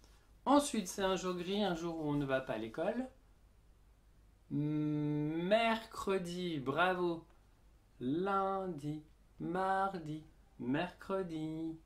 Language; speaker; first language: French; native; French